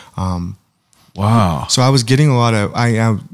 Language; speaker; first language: English; native; English